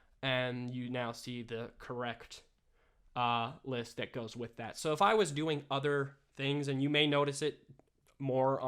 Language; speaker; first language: English; native; English